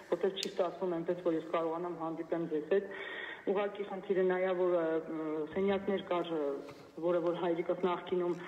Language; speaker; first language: Armenian; native; Armenian